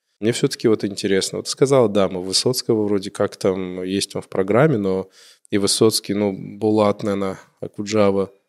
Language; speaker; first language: Russian; native; Russian